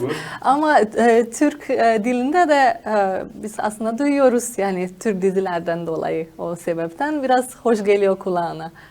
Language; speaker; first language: Turkish; non-native, fluent; Slovenian